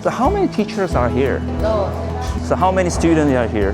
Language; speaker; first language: English; non-native, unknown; Korean